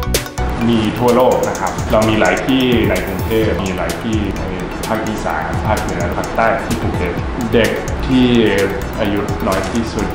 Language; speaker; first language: Thai; non-native, fluent; English